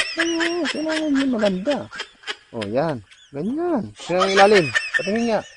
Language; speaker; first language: Filipino; non-native, local second language; Bikol